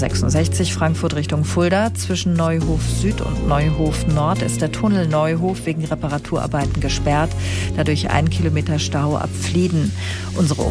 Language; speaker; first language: German; native; German